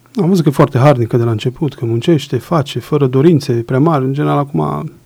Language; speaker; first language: Romanian; native; Romanian